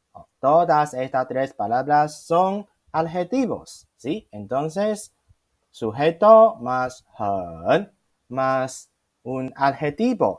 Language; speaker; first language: Spanish; non-native, fluent; Chinese